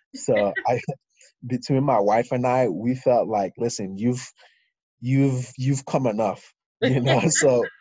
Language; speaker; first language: English; non-native, local second language; Yoruba